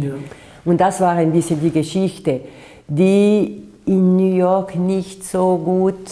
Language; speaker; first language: German; non-native, fluent; Italian